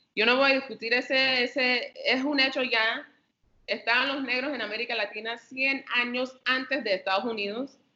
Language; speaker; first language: Spanish; early bilingual, heritage; Spanish